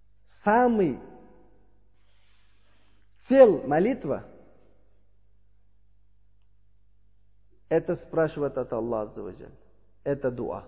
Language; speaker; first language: Russian; non-native, learner; Uzbek